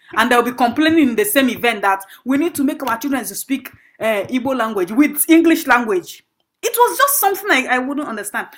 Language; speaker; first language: English; non-native, local second language; Igbo